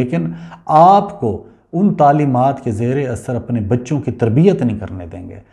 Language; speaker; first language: Urdu; non-native, local second language; Punjabi